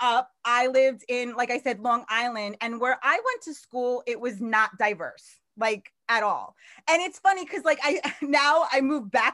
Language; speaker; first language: English; native; English